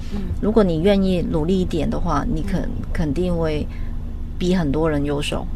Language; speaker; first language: Chinese; non-native, local second language; Cantonese